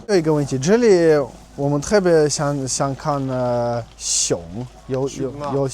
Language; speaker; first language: Chinese; non-native, fluent; Russian